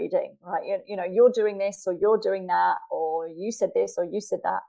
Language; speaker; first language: English; native; English